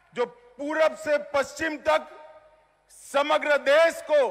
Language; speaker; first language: Hindi; non-native, local second language; Gujarati